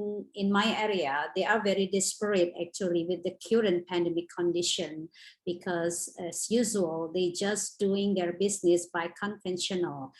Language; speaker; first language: English; non-native, fluent; Indonesian